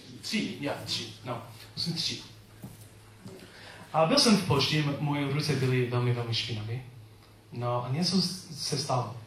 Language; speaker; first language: Czech; non-native, learner; English